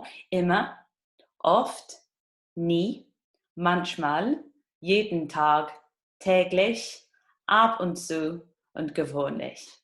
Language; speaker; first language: German; non-native, fluent; English